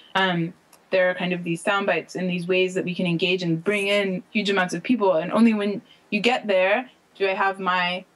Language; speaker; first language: English; native; English